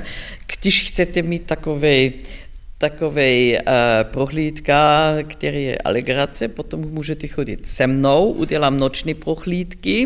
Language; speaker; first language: Czech; non-native, learner; German